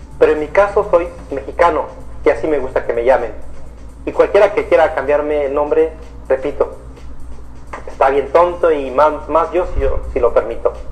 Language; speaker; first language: Spanish; native; Spanish